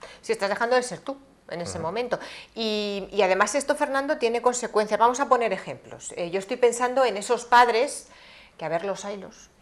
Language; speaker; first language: Spanish; native; Spanish